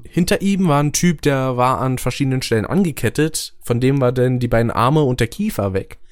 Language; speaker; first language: German; native; German